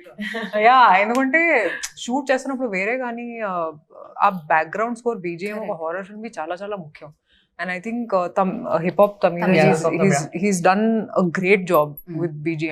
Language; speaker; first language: Telugu; non-native, local second language; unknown